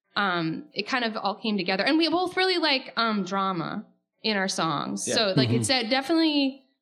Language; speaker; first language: English; native; English